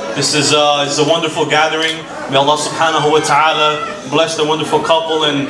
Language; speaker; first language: English; non-native, fluent; Portuguese